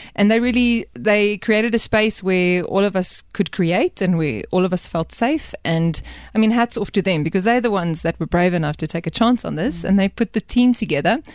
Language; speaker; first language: English; non-native, local second language; Afrikaans